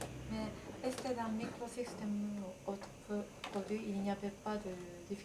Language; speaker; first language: French; non-native, fluent; Japanese